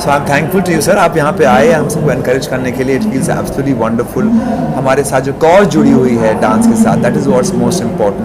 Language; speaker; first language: Hindi; native; Hindi